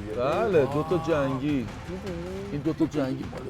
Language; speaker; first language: Persian; native; Persian